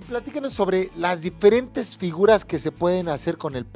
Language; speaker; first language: Spanish; native; Spanish